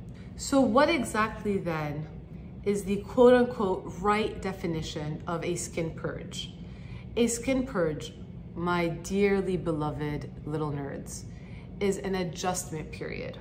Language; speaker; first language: English; native; English